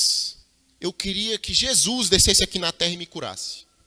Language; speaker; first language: Portuguese; native; Portuguese